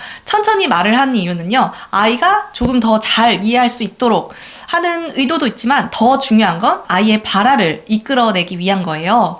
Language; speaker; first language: Korean; native; Korean